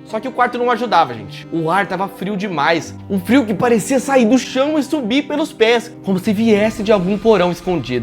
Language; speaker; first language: Portuguese; native; Portuguese